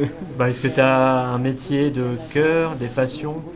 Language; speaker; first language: French; native; French